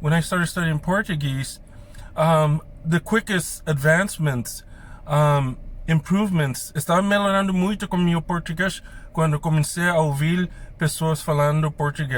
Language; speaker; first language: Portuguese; non-native, fluent; English